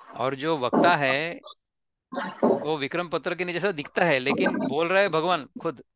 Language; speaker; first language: Hindi; non-native, local second language; Marathi